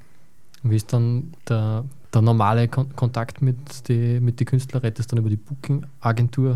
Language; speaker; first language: German; native; German